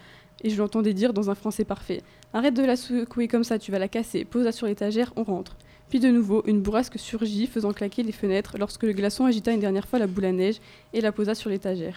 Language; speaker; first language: French; native; French